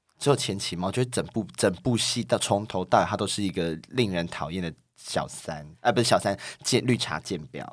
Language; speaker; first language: Chinese; native; Chinese